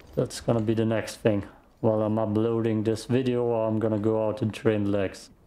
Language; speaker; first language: English; non-native, fluent; German